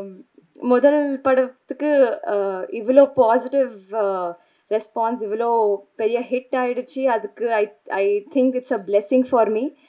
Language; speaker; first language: Tamil; non-native, learner; Telugu